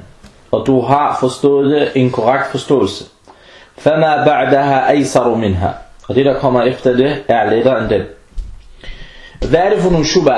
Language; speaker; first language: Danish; non-native, fluent; Arabic